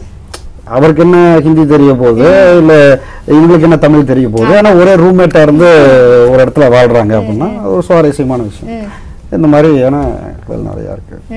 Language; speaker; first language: Tamil; native; Tamil